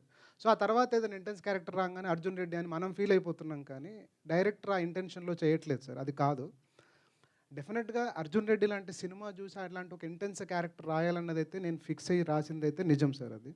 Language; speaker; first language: Telugu; native; Telugu